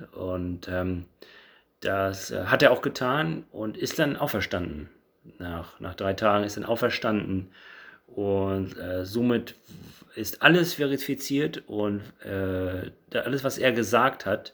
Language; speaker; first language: German; native; German